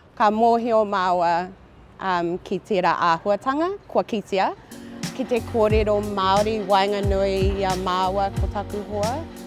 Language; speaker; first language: Māori; non-native, local second language; English